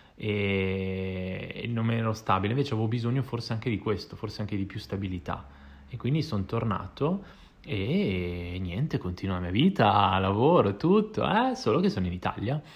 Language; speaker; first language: Italian; native; Italian